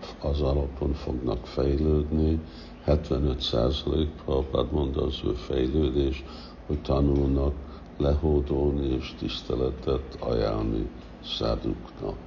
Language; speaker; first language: Hungarian; early bilingual, heritage; Hungarian